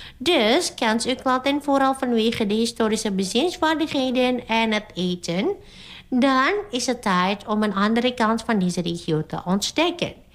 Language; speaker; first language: Dutch; non-native, fluent; Indonesian